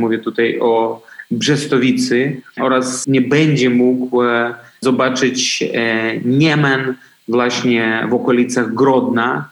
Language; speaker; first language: Polish; non-native, fluent; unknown